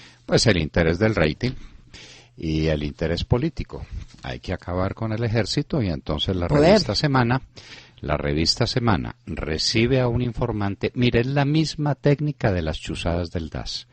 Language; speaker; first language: Spanish; native; Spanish